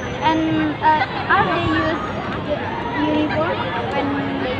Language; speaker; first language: English; non-native, learner; Indonesian